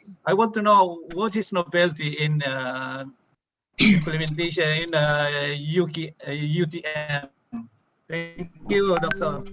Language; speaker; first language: English; non-native, learner; Indonesian